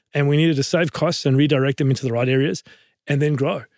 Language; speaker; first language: English; native; English